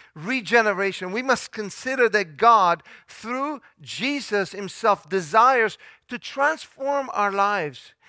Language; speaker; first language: English; early bilingual, other home language; Italian